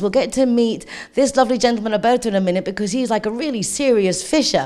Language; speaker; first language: English; native; English